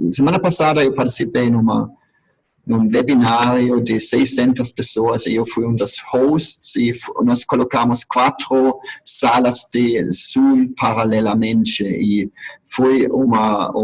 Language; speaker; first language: Portuguese; non-native, fluent; German